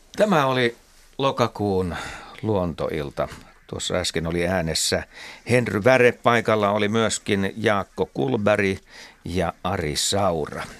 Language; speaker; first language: Finnish; native; Finnish